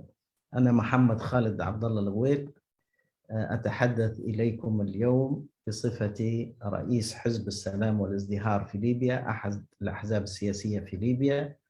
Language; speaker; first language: Arabic; native; Arabic